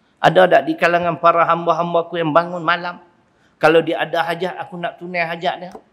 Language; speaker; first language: Malay; native; Malay